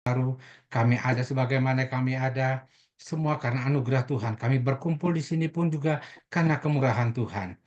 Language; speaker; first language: Indonesian; native; Indonesian